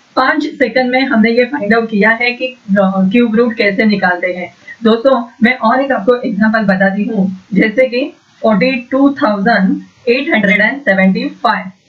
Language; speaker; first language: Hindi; non-native, local second language; Marathi